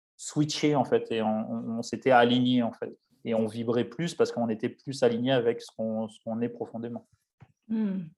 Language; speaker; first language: French; native; French